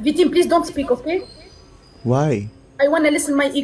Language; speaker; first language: English; non-native, learner; Arabic